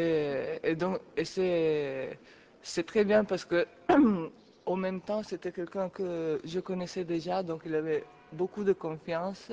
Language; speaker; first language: French; non-native, fluent; Italian